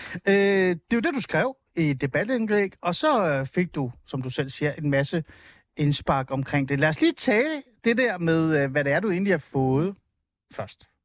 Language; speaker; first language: Danish; early bilingual, other home language; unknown